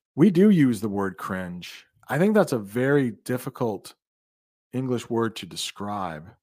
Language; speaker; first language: English; native; English